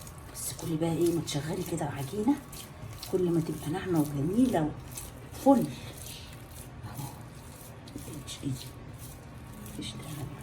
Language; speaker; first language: Arabic; native; Arabic